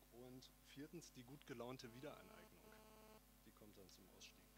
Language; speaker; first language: German; native; German